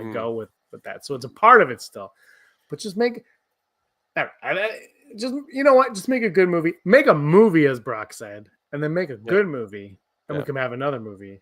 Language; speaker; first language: English; native; English